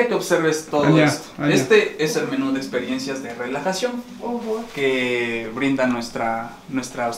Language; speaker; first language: Spanish; native; Spanish